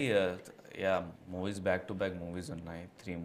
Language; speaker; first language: Telugu; non-native, local second language; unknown